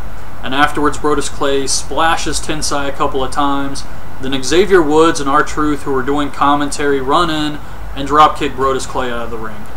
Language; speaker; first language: English; native; English